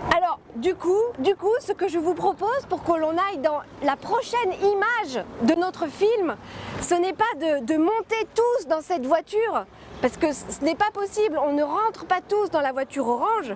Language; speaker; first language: French; native; French